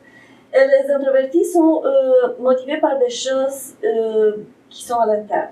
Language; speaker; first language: French; non-native, fluent; Romanian